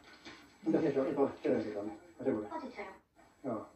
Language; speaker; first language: Finnish; native; Finnish